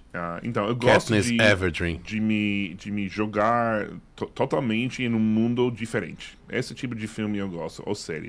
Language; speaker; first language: Portuguese; non-native, fluent; English